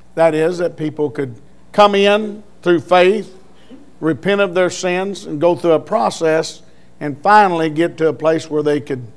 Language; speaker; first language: English; native; English